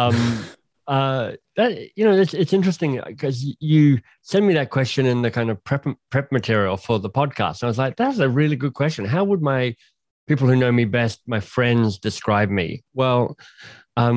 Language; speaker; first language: English; native; English